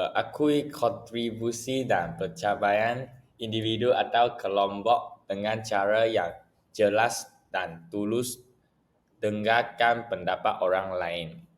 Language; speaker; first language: Malay; non-native, local second language; Chinese